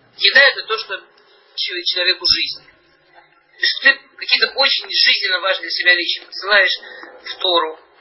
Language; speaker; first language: Russian; early bilingual, heritage; Russian